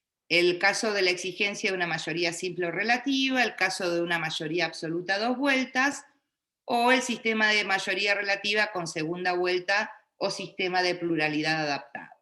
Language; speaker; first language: Spanish; native; Spanish